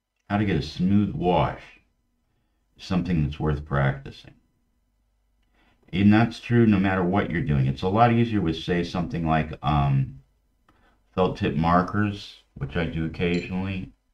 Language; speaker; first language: English; native; English